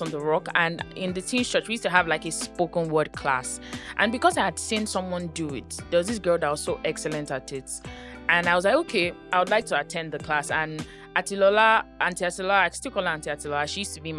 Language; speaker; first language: English; non-native, local second language; Yoruba